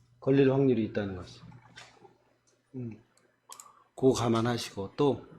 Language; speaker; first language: Korean; native; Korean